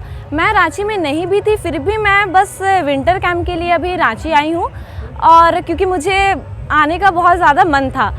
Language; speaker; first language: Hindi; native; Hindi